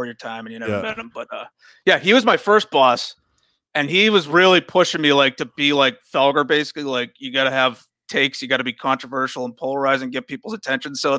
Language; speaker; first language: English; native; English